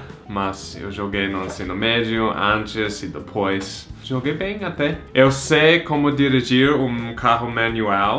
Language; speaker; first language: Portuguese; non-native, fluent; English